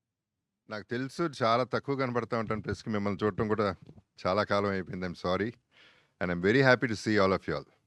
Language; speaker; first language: Telugu; native; Telugu